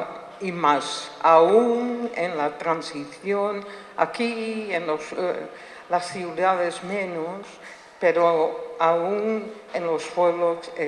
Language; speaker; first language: Spanish; non-native, fluent; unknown